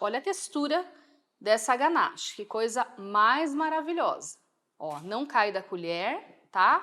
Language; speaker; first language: Portuguese; native; Portuguese